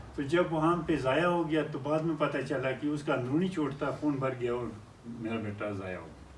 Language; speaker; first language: Urdu; non-native, local second language; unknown